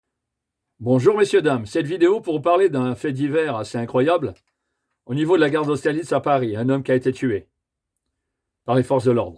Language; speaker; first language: French; native; French